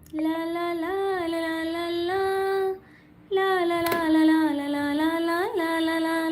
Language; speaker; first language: Hindi; non-native, local second language; Marathi